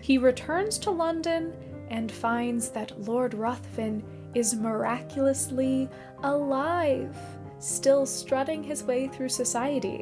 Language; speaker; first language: English; native; English